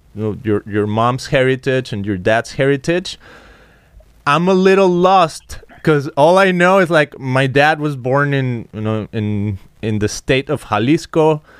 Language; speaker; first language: English; non-native, fluent; Spanish